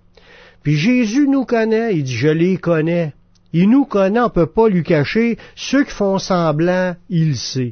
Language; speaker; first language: French; native; French